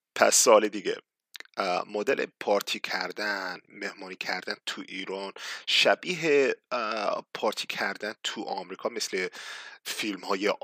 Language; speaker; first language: Persian; non-native, fluent; English